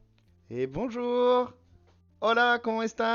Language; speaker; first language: Spanish; non-native, learner; French